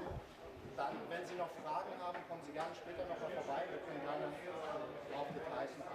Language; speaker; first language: German; native; German